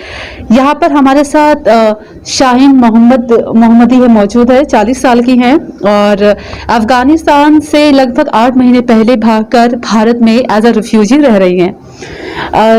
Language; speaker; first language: Hindi; native; Hindi